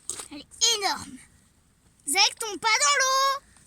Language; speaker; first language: French; native; French